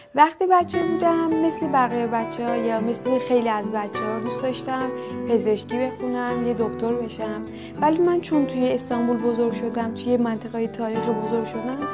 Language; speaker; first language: Persian; non-native, fluent; Turkish